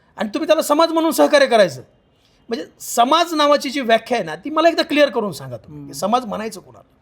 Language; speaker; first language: Marathi; native; Marathi